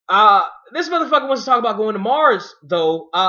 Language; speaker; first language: English; native; English